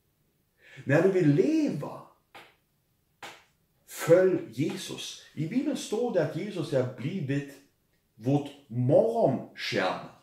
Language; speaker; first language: Swedish; non-native, fluent; German